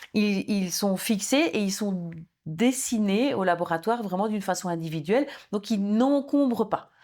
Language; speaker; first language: French; native; French